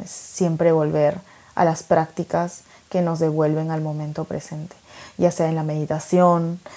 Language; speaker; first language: Spanish; native; Spanish